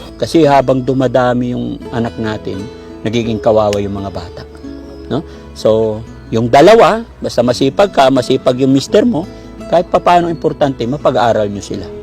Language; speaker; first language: Filipino; native; Filipino